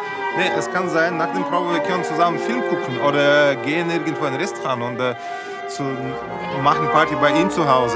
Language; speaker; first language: German; non-native, fluent; Russian